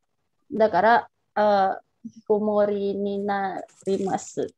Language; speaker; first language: Japanese; non-native, learner; Indonesian